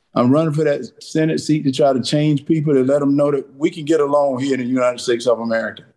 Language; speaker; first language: English; native; English